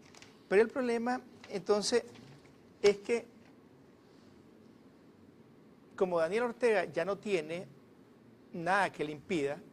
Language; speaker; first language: Spanish; native; Spanish